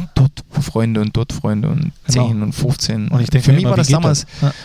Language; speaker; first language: German; native; German